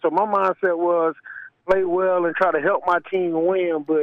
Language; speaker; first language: English; native; English